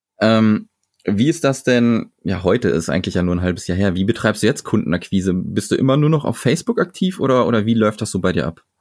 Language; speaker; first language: German; native; German